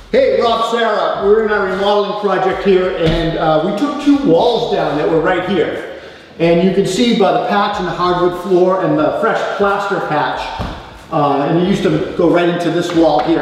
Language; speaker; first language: English; native; English